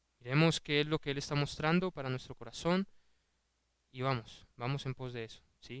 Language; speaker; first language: Spanish; native; Spanish